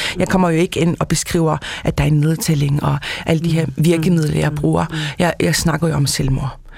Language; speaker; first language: Danish; non-native, local second language; Kalaallisut